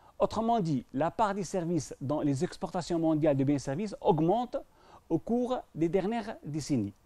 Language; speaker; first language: French; non-native, local second language; Arabic